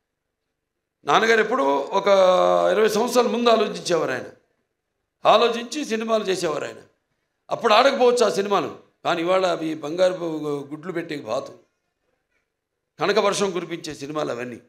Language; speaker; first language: Telugu; native; Telugu